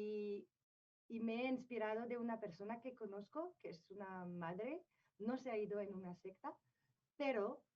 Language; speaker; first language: Spanish; non-native, fluent; French